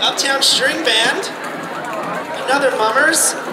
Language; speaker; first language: English; native; English